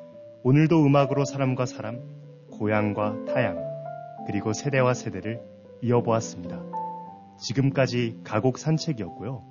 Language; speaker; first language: Korean; native; Korean